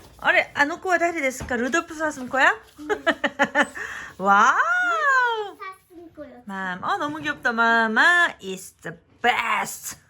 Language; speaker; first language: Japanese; non-native, fluent; Korean